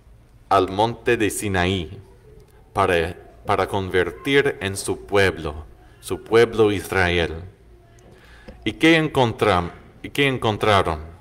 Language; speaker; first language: Spanish; non-native, fluent; English